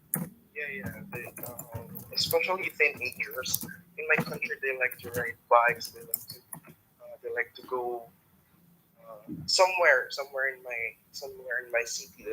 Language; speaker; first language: English; non-native, learner; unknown